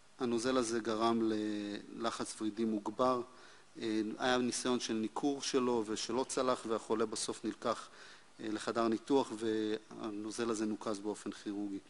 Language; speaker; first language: Hebrew; native; Hebrew